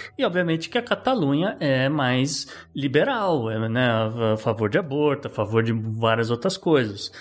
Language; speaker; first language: Portuguese; native; Portuguese